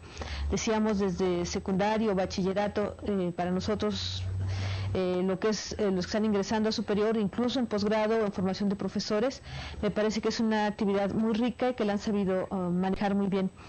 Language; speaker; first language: Spanish; native; Spanish